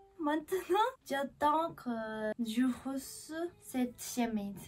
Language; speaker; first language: French; non-native, learner; Japanese